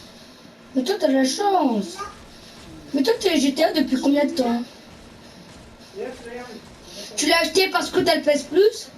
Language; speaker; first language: French; native; French